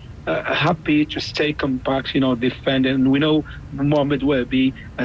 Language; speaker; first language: English; non-native, fluent; Arabic